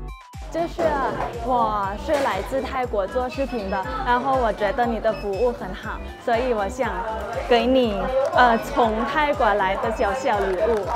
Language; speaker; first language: Chinese; non-native, learner; Thai